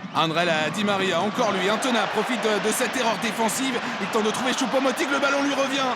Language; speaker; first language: French; native; French